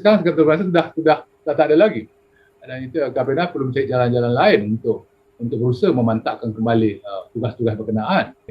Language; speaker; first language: Malay; native; Malay